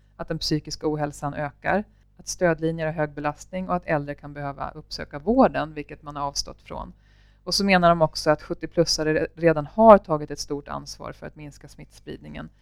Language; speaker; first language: Swedish; native; Swedish